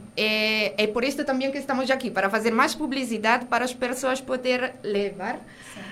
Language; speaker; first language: Portuguese; non-native, learner; Italian